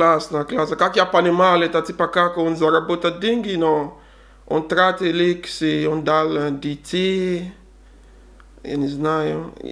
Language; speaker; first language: Russian; non-native, learner; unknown